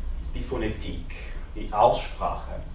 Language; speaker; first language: German; non-native, fluent; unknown